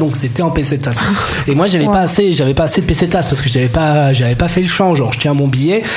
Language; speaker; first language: French; native; French